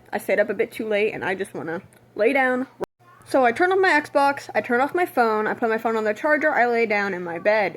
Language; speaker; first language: English; native; English